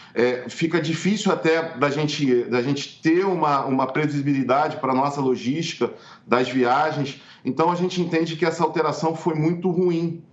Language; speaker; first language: Portuguese; native; Portuguese